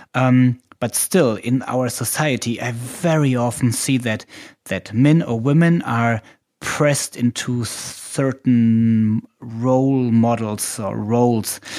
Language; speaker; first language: English; non-native, fluent; German